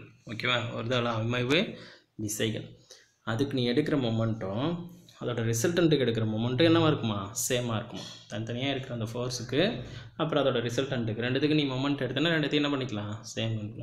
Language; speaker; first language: Tamil; native; Tamil